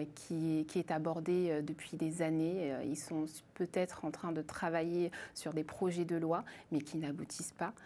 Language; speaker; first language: French; native; French